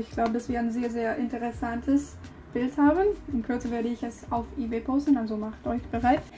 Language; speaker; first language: German; non-native, learner; English